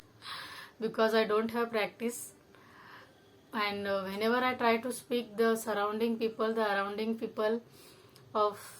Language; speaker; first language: English; non-native, local second language; Marathi